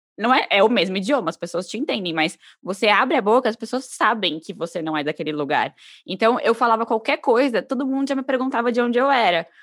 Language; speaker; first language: Portuguese; native; Portuguese